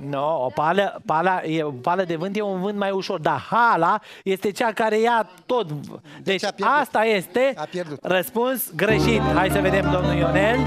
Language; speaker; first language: Romanian; native; Romanian